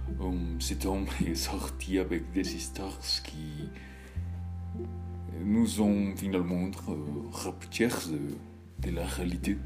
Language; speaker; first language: French; non-native, learner; Spanish